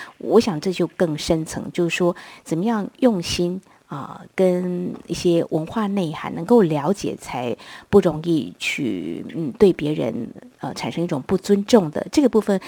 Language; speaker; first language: Chinese; non-native, local second language; Min Nan Chinese